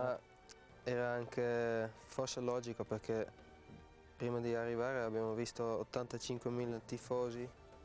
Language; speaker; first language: Italian; non-native, fluent; Dutch